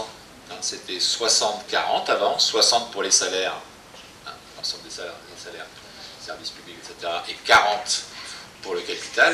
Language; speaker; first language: French; native; French